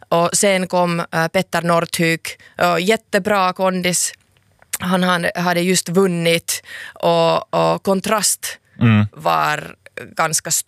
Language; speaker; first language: Swedish; non-native, local second language; Finnish